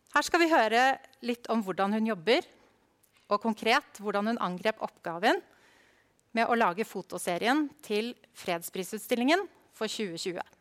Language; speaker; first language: Norwegian; native; Norwegian